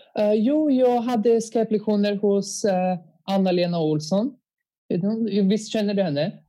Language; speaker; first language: Swedish; early bilingual, heritage; Bulgarian